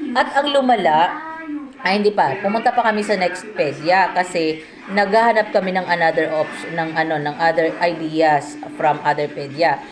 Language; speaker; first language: Filipino; non-native, local second language; Cebuano